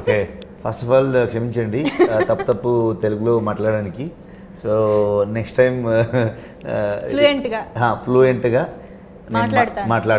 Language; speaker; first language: Telugu; non-native, learner; Kannada